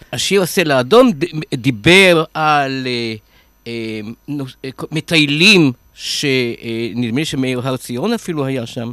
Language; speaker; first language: Hebrew; native; Hebrew